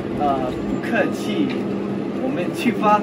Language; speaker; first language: Chinese; non-native, learner; English